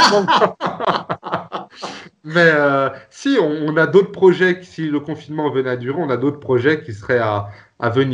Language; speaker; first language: French; native; French